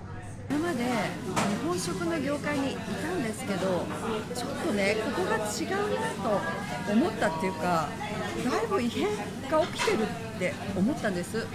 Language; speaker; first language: Japanese; native; Japanese